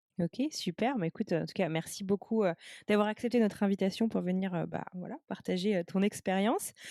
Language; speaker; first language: French; native; French